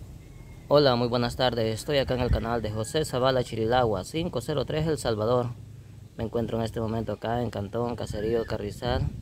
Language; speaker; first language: Spanish; native; Spanish